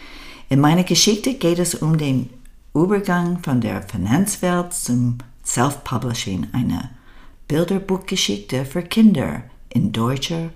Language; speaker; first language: German; non-native, learner; English